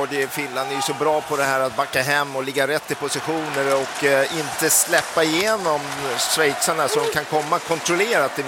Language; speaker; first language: Swedish; native; Swedish